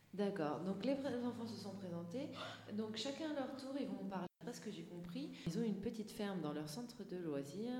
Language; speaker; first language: French; native; French